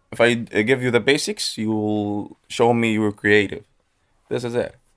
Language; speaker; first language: English; non-native, learner; Arabic